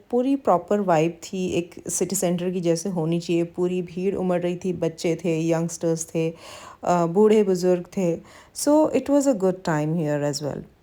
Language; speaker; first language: Hindi; native; Hindi